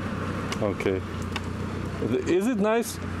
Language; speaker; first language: English; non-native, learner; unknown